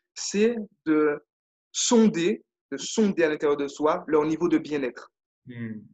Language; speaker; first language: French; native; French